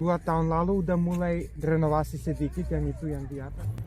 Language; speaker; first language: Indonesian; non-native, fluent; Serbian